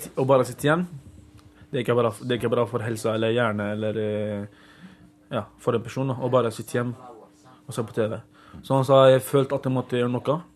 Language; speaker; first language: Norwegian; early bilingual, other home language; Arabic